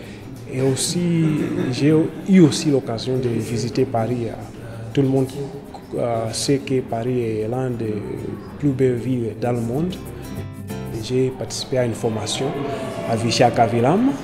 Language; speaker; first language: French; non-native, fluent; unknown